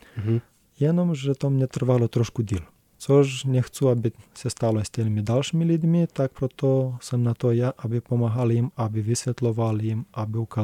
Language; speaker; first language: Czech; non-native, learner; Romanian